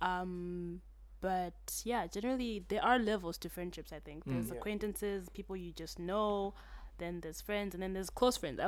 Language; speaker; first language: English; native; English